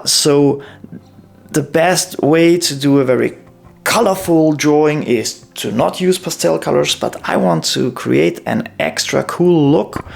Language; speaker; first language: English; non-native, fluent; German